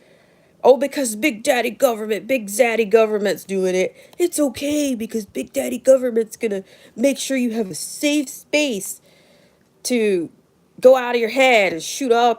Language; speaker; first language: English; native; English